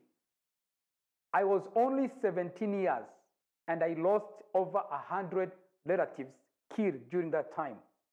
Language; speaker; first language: English; non-native, local second language; Kinyarwanda